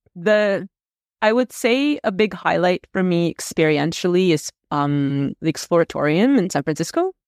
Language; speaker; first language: English; non-native, fluent; Russian